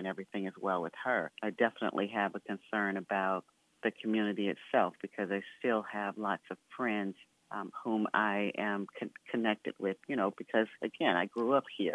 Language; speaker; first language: English; native; English